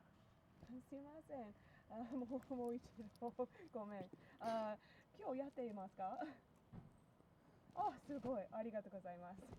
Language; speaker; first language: Japanese; non-native, learner; English